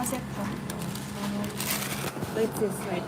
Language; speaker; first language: Japanese; non-native, learner; Waray